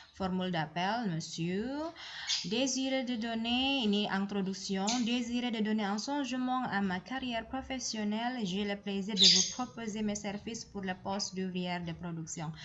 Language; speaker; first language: French; non-native, fluent; Indonesian